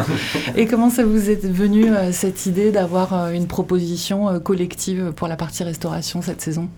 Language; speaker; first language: French; native; French